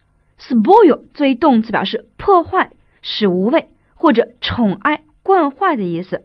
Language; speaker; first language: Chinese; native; Chinese